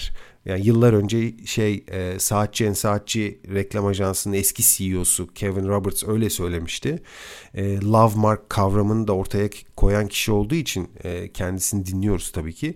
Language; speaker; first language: Turkish; native; Turkish